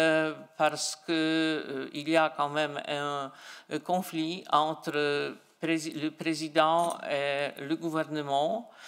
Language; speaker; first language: French; non-native, fluent; Polish